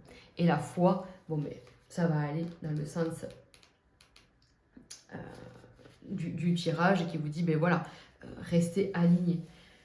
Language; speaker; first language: French; native; French